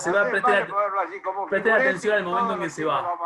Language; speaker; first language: Spanish; native; Spanish